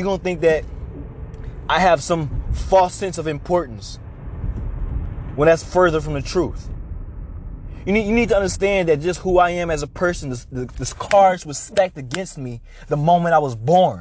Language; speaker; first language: English; native; English